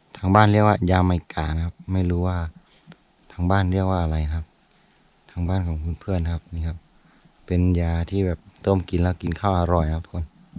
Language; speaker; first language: Thai; non-native, local second language; Karen languages